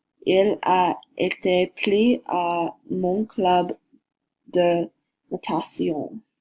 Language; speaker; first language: French; non-native, learner; English